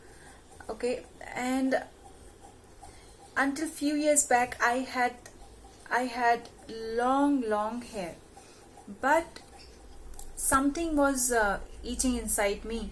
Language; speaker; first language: English; non-native, local second language; Hindi